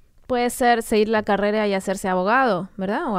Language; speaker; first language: Spanish; native; Spanish